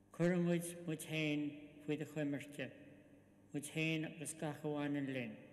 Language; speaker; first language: Irish; non-native, local second language; English